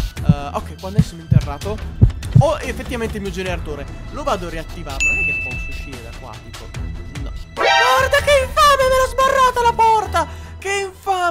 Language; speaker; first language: Italian; native; Italian